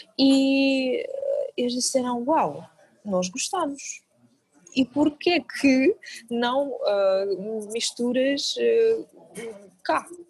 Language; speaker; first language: Portuguese; non-native, fluent; Russian